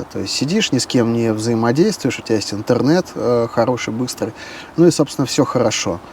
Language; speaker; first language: Russian; native; Russian